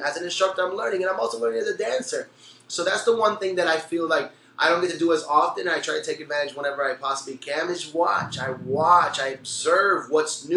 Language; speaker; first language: English; early bilingual, other home language; Spanish